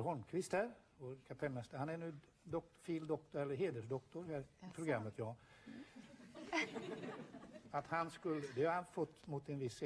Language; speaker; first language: Swedish; native; Swedish